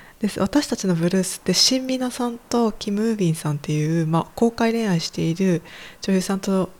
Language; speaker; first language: Japanese; native; Japanese